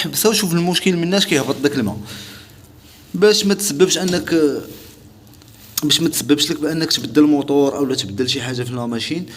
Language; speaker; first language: Arabic; native; Arabic